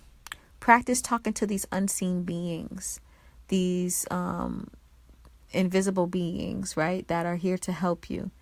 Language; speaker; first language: English; native; English